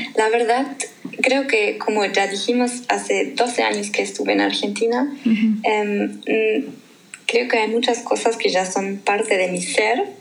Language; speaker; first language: Spanish; non-native, fluent; German